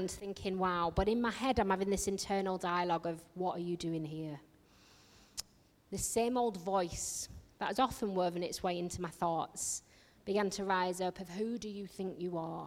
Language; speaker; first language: English; native; English